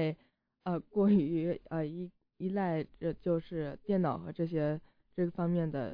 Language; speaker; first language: Chinese; early bilingual, heritage; Chinese